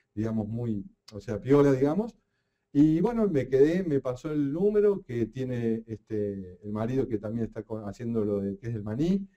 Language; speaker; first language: Spanish; native; Spanish